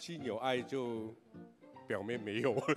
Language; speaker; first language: Chinese; non-native, local second language; Cantonese